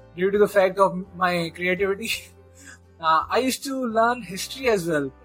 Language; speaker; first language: English; non-native, local second language; Hindi